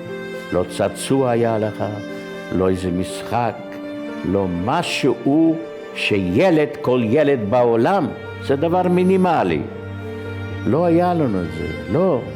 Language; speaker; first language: Hebrew; non-native, fluent; Yiddish